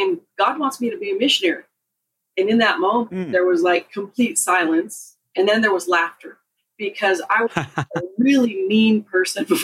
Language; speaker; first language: English; native; English